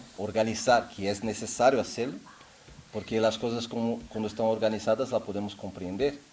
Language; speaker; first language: Spanish; non-native, fluent; Portuguese